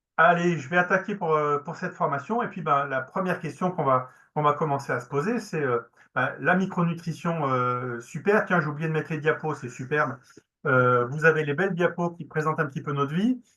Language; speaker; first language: French; native; French